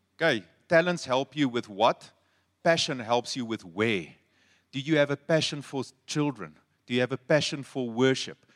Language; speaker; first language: English; non-native, local second language; Afrikaans